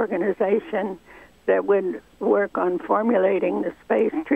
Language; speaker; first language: English; native; English